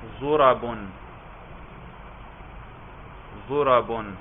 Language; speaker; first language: Arabic; non-native, fluent; Urdu